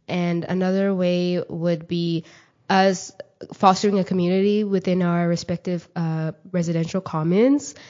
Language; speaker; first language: English; early bilingual, other home language; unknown